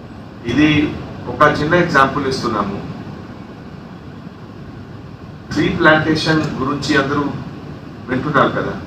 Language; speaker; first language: Telugu; non-native, fluent; Hindi